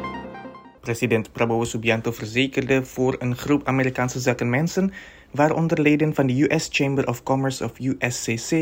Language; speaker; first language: Dutch; non-native, fluent; Indonesian